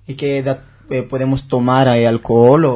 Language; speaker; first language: Spanish; non-native, learner; Hebrew